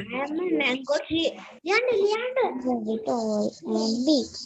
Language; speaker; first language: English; non-native, learner; Sinhala